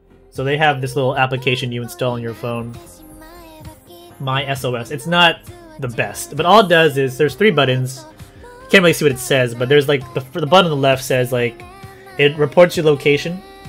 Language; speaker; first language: English; native; English